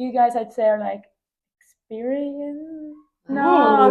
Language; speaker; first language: English; native; English